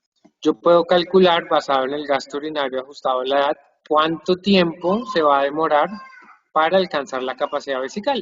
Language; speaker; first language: Spanish; native; Spanish